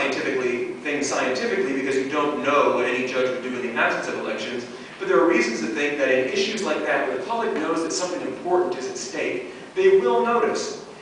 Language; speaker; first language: English; native; English